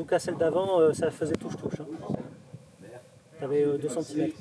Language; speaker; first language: French; native; French